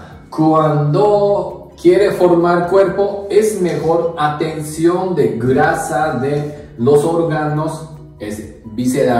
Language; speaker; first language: Spanish; non-native, learner; Japanese